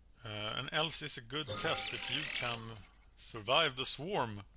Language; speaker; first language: English; non-native, fluent; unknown